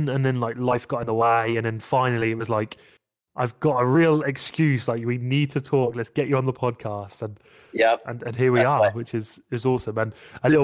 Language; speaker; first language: English; native; English